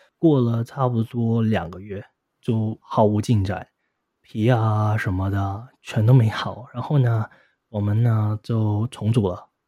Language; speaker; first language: Chinese; non-native, local second language; Cantonese